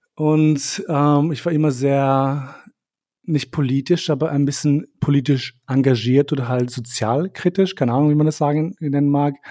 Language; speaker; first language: German; early bilingual, other home language; Albanian